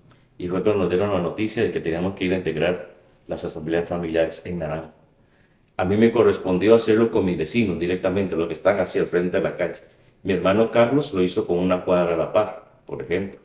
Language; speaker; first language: Spanish; native; Spanish